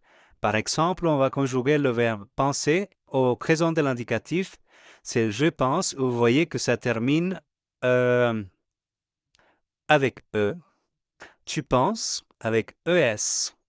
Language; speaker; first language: French; non-native, fluent; Spanish